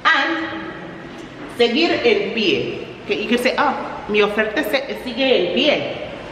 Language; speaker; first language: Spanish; non-native, fluent; English